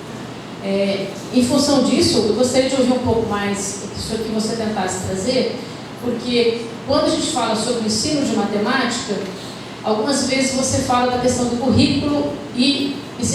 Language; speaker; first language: Portuguese; native; Portuguese